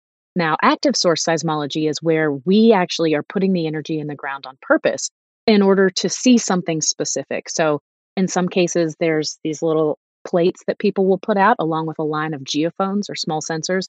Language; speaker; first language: English; native; English